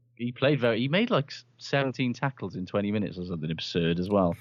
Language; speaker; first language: English; native; English